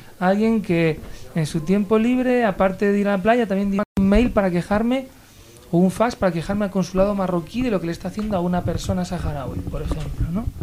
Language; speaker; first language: Spanish; native; Spanish